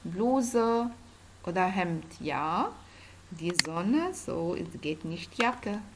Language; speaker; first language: German; non-native, fluent; Arabic